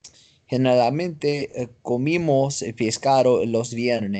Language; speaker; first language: Spanish; non-native, learner; English